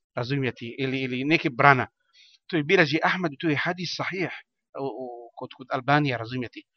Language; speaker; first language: Bosnian; non-native, learner; Arabic